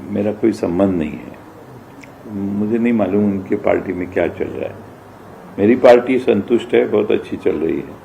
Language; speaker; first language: Hindi; non-native, local second language; Marathi